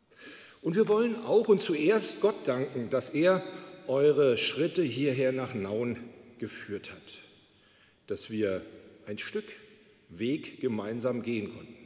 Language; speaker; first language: German; native; German